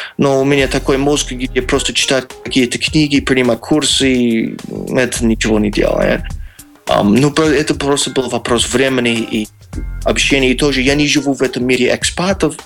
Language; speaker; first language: Russian; non-native, fluent; English